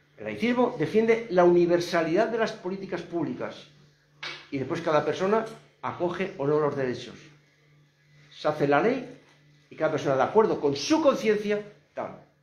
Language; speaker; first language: Spanish; native; Spanish